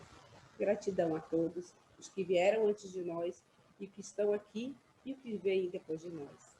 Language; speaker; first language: Portuguese; native; Portuguese